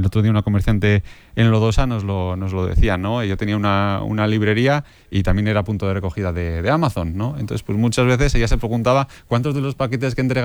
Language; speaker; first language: Spanish; native; Spanish